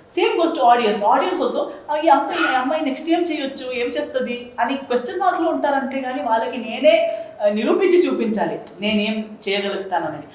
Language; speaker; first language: Telugu; non-native, fluent; Konkani